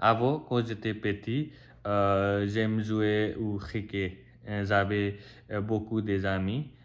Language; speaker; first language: French; non-native, learner; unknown